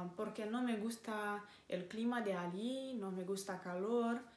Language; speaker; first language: Spanish; non-native, fluent; Romanian